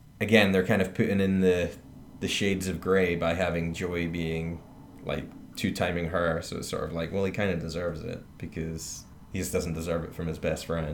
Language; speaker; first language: English; native; English